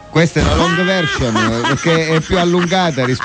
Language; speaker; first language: Italian; native; Italian